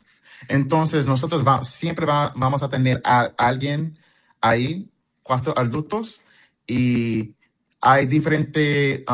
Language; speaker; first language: Spanish; non-native, fluent; English